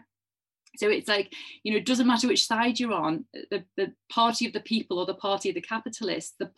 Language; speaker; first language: English; native; English